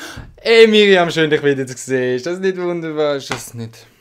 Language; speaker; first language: German; native; German